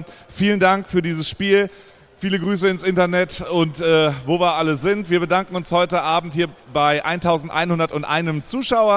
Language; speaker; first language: German; native; German